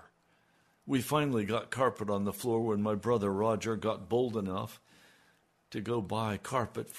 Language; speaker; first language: English; native; English